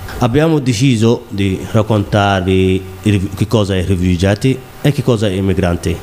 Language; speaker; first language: Italian; non-native, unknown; Somali